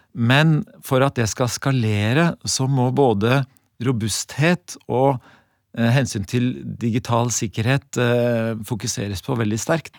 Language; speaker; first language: Norwegian; native; Norwegian